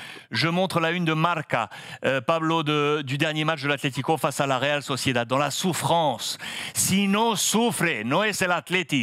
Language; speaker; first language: French; native; French